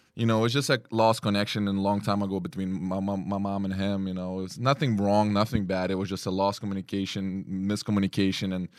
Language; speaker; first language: English; early bilingual, other home language; Lithuanian